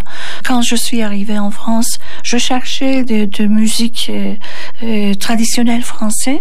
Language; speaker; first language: French; non-native, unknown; Turkish